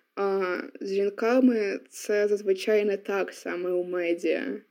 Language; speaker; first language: Ukrainian; non-native, local second language; Russian